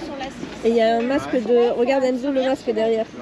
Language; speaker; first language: French; native; French